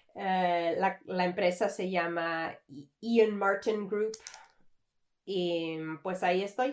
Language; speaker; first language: Spanish; early bilingual, heritage; English